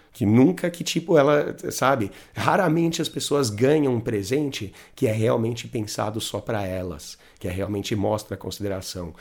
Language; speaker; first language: Portuguese; non-native, fluent; English